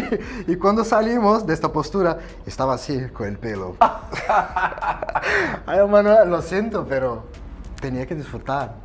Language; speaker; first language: Spanish; non-native, fluent; Portuguese